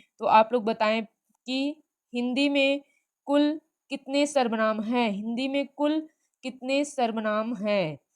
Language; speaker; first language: Hindi; native; Hindi